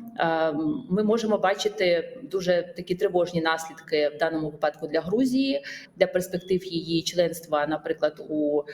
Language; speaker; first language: Ukrainian; non-native, fluent; Georgian